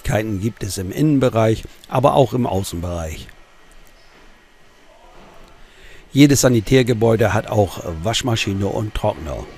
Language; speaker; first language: German; native; German